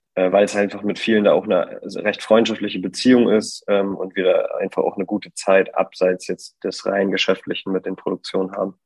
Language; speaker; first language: German; native; German